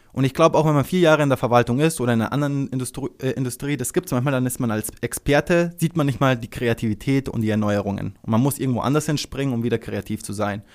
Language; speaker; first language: German; early bilingual, other home language; Croatian